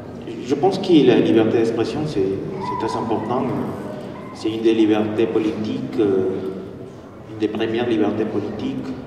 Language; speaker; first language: French; non-native, fluent; Spanish